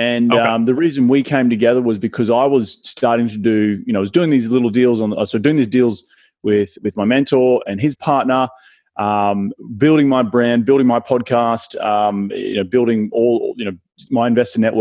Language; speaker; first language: English; native; English